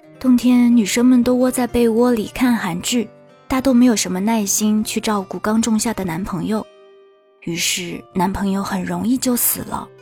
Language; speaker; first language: Chinese; native; Chinese